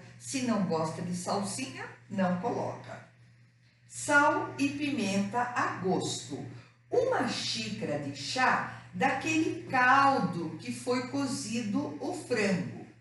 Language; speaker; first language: Portuguese; native; Portuguese